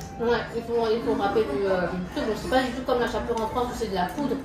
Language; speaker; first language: French; native; French